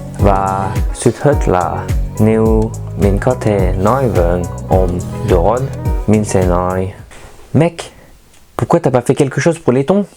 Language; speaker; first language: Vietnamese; non-native, learner; French